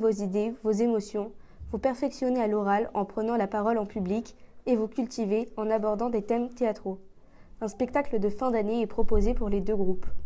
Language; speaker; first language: French; native; French